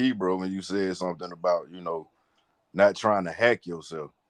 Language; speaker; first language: English; native; English